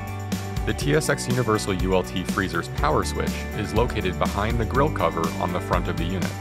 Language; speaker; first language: English; native; English